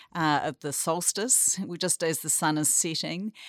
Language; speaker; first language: English; native; English